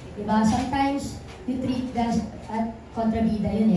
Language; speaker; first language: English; non-native, local second language; Filipino